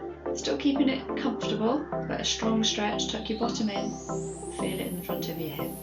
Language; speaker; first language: English; native; English